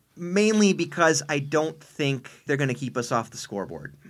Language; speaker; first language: English; native; English